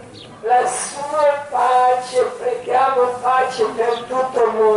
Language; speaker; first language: Italian; non-native, learner; Croatian